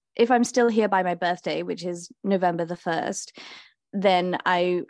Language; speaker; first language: English; native; English